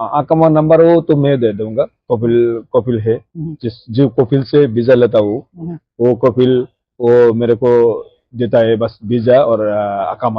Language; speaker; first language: Hindi; non-native, local second language; Bangla